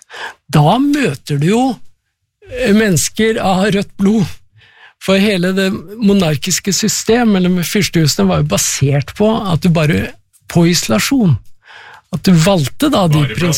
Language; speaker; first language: Norwegian; native; Norwegian